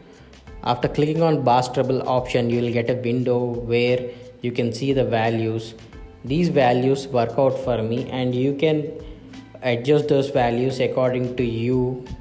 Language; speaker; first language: English; non-native, local second language; Telugu